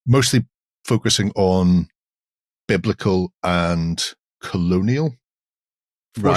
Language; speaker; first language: English; native; English